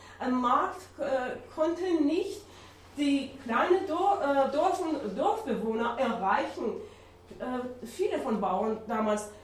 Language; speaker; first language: German; non-native, learner; Persian